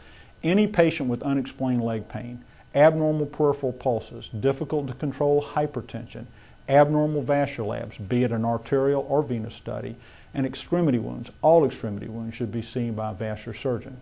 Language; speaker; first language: English; native; English